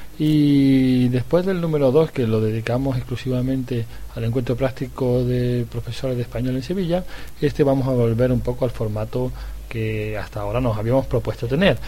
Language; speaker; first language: Spanish; native; Spanish